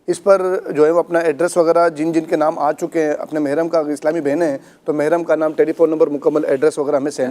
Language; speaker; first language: Urdu; native; Urdu